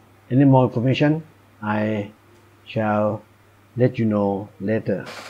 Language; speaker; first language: English; non-native, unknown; Thai